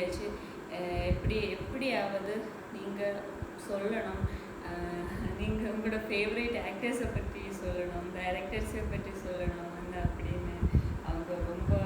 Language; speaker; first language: Tamil; non-native, learner; Malayalam